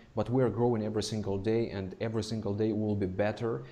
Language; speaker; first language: English; non-native, fluent; Russian